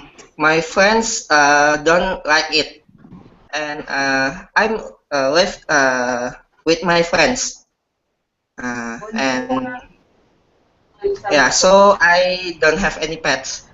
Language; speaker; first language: English; non-native, learner; Indonesian